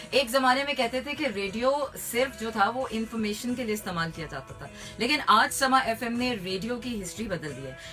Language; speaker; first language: Urdu; native; Urdu